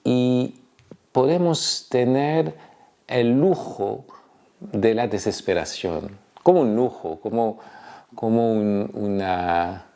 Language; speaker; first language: Spanish; non-native, fluent; French